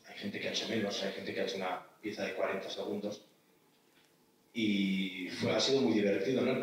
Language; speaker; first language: Spanish; native; Spanish